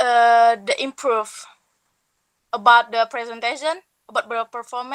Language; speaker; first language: English; non-native, learner; Indonesian